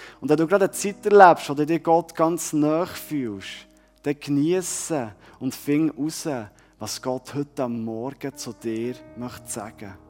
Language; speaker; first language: German; native; German